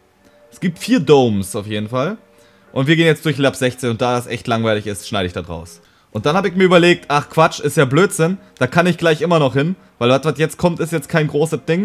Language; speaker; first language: German; native; German